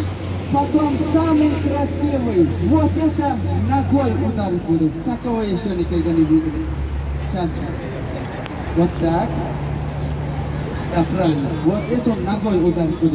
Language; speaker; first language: Russian; non-native, learner; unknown